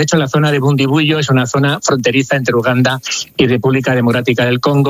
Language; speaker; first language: Spanish; native; Spanish